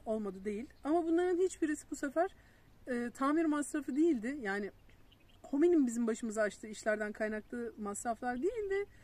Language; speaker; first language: Turkish; native; Turkish